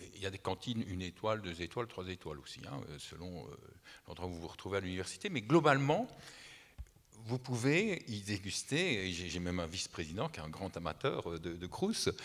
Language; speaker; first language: French; native; French